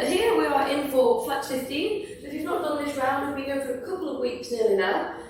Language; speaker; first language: English; native; English